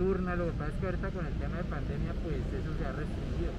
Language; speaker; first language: Spanish; native; Spanish